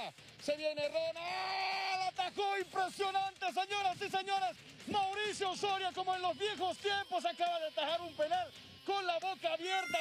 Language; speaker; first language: Spanish; native; Spanish